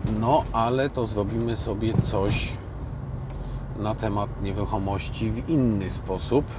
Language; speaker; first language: Polish; native; Polish